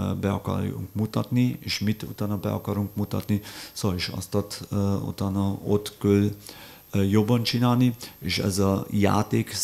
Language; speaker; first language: Hungarian; non-native, fluent; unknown